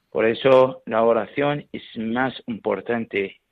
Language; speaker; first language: Spanish; non-native, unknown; Syriac